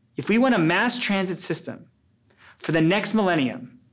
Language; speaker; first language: English; native; English